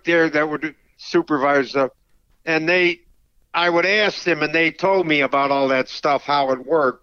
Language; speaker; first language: English; native; English